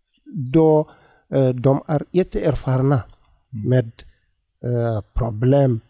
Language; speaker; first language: Swedish; non-native, learner; Tigrinya